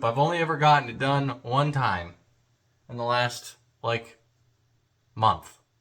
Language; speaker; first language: English; native; English